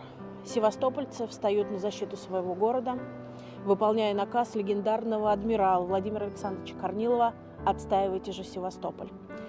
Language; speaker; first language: Russian; native; Russian